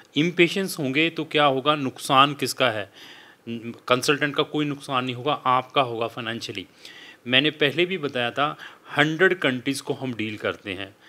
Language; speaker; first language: Hindi; non-native, local second language; Punjabi